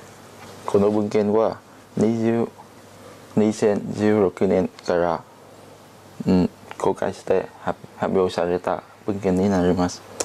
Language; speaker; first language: Japanese; non-native, learner; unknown